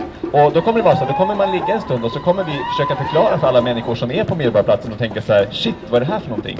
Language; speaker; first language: Swedish; native; Swedish